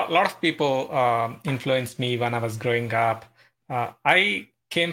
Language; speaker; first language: English; non-native, local second language; Telugu